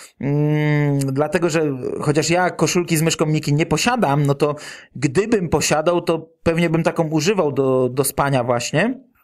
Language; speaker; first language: Polish; native; Polish